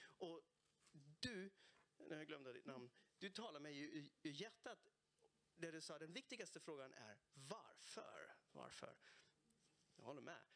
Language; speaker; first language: Swedish; non-native, fluent; German